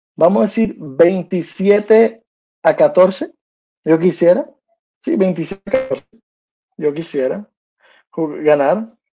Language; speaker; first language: Spanish; early bilingual, heritage; Spanish